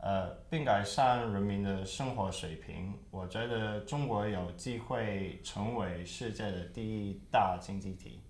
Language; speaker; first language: Chinese; early bilingual, heritage; Chinese